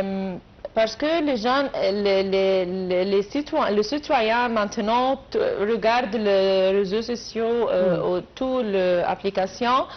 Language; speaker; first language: French; non-native, learner; Arabic